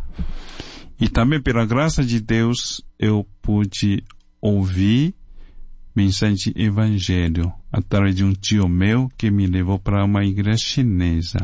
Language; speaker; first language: Portuguese; non-native, fluent; Chinese